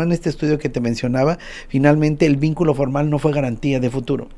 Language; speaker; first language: Spanish; native; Spanish